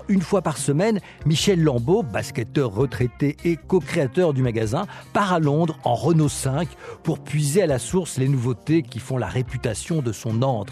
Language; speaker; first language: French; native; French